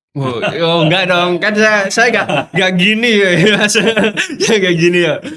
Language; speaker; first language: Indonesian; native; Indonesian